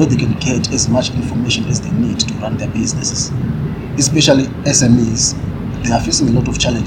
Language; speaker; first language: English; non-native, local second language; Shona